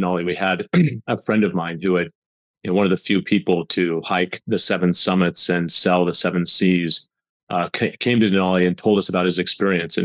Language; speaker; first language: English; native; English